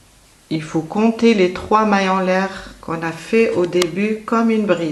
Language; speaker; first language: French; native; French